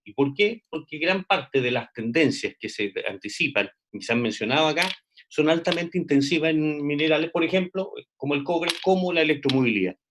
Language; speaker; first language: Spanish; native; Spanish